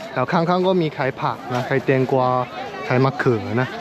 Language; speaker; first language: Thai; non-native, fluent; Chinese